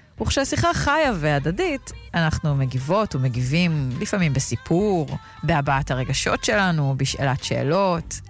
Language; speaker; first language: Hebrew; native; Hebrew